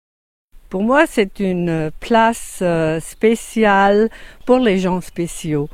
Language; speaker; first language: French; non-native, fluent; German